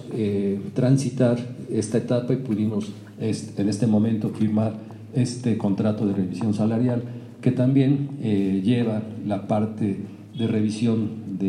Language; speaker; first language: Spanish; native; Spanish